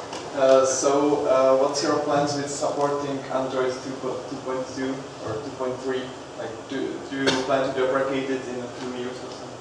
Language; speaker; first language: English; non-native, fluent; Czech